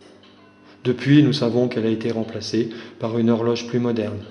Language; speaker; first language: French; native; French